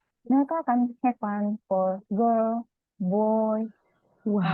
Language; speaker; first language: English; non-native, learner; Indonesian